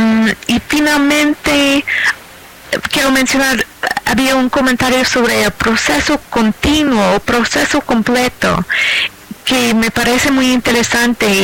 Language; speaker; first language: Spanish; non-native, fluent; English